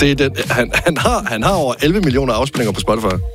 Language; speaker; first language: Danish; native; Danish